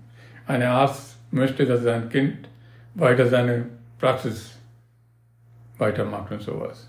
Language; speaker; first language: German; non-native, learner; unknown